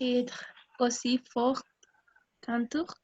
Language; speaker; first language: French; non-native, learner; Spanish